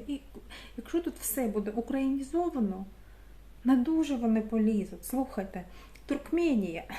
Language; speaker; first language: Ukrainian; non-native, local second language; Russian